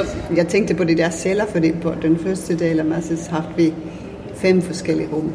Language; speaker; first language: Danish; non-native, fluent; Finnish